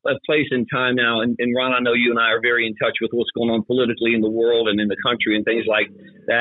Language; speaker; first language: English; native; English